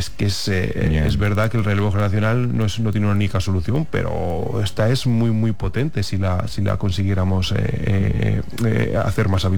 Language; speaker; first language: Spanish; native; Spanish